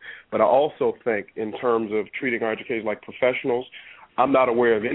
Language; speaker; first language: English; native; English